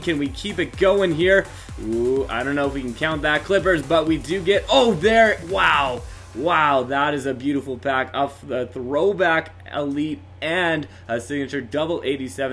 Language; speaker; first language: English; native; English